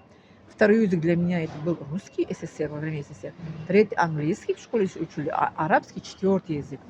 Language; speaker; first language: Russian; non-native, local second language; Tajik